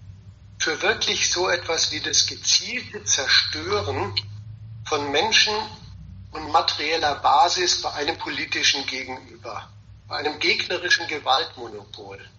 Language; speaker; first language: German; native; German